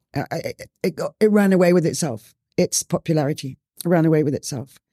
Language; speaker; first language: English; native; English